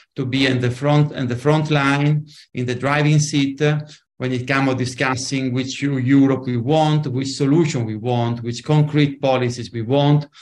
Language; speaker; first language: English; non-native, fluent; Italian